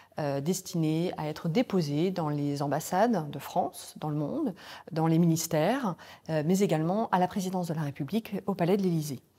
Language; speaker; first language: French; native; French